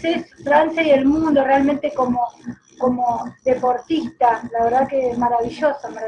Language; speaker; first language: Spanish; native; Spanish